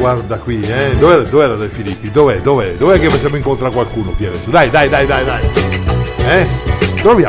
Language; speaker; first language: Italian; native; Italian